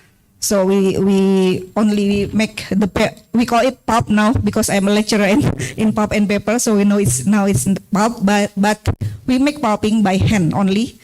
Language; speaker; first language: English; non-native, learner; Indonesian